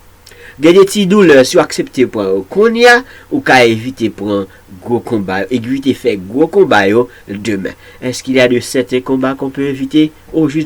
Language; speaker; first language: French; non-native, local second language; Haitian Creole